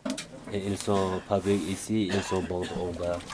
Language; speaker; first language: French; non-native, learner; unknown